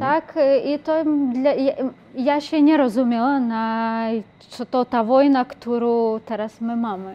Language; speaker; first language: Polish; non-native, learner; Ukrainian